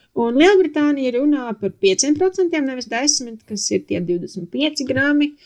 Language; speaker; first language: Latvian; non-native, local second language; Russian